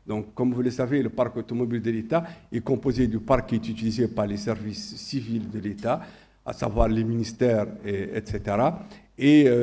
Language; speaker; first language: French; non-native, local second language; Arabic